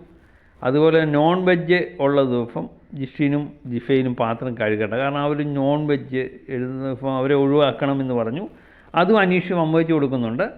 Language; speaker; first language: Malayalam; native; Malayalam